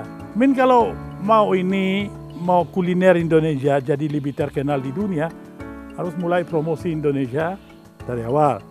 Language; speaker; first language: Indonesian; non-native, learner; French